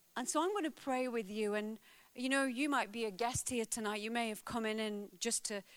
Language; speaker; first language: English; native; English